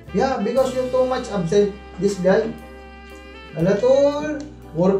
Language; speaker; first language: English; non-native, learner; Filipino